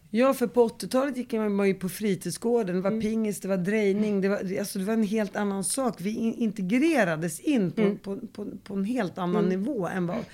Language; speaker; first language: Swedish; early bilingual, other home language; Arabic